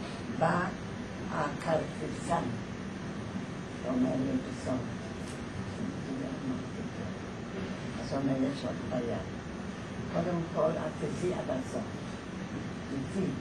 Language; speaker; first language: Hebrew; non-native, fluent; Polish